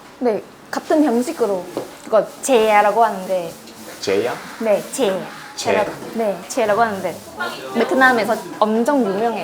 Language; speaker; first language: Korean; non-native, learner; Vietnamese